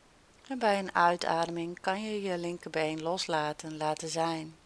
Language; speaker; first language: Dutch; native; Dutch